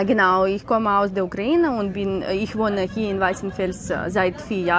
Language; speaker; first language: German; non-native, learner; Ukrainian